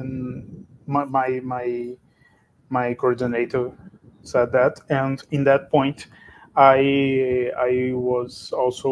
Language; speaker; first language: English; non-native, fluent; Portuguese